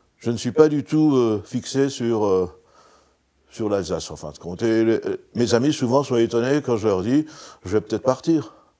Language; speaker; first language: French; non-native, local second language; Swiss German